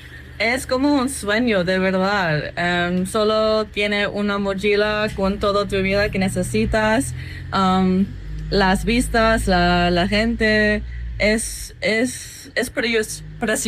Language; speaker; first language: Spanish; non-native, learner; English